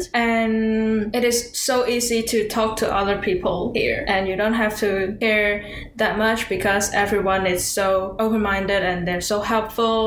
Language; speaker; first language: English; non-native, local second language; Cantonese